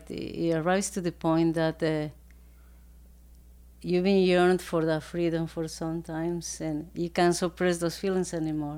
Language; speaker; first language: English; non-native, fluent; Spanish